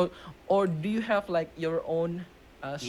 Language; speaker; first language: English; non-native, fluent; Indonesian